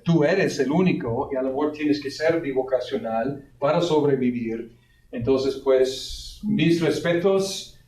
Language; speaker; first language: Spanish; non-native, fluent; English